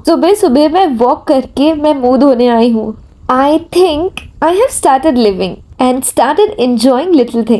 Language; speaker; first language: Hindi; native; Hindi